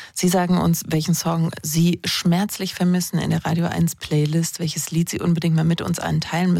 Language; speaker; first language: German; native; German